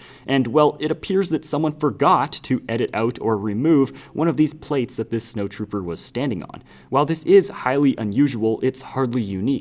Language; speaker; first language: English; native; English